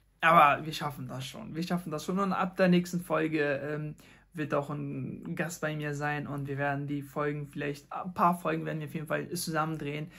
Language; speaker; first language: German; non-native, fluent; Persian